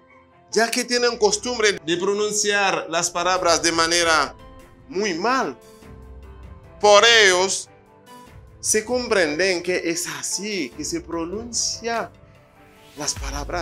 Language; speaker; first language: Spanish; non-native, fluent; Haitian Creole